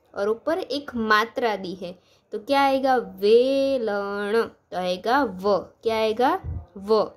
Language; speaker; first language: Hindi; non-native, local second language; Gujarati